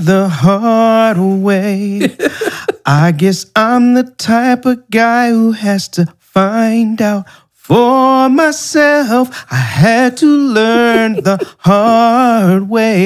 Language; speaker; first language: English; native; English